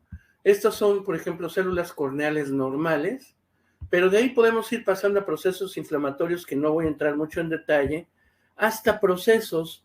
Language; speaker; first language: Spanish; native; Spanish